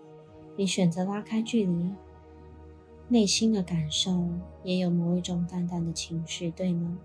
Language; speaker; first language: Chinese; native; Chinese